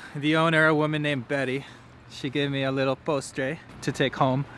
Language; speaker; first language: English; native; English